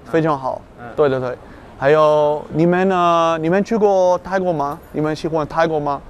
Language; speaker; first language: Chinese; non-native, learner; Dutch